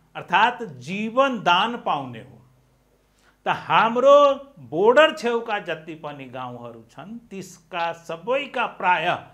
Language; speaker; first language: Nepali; non-native, local second language; Maithili